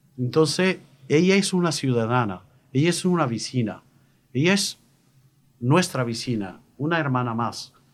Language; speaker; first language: Spanish; non-native, fluent; Arabic